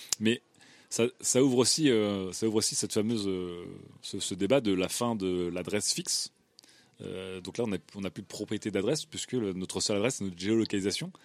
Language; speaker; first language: French; native; French